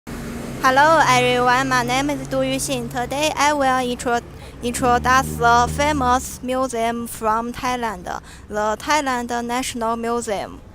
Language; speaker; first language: English; non-native, learner; Chinese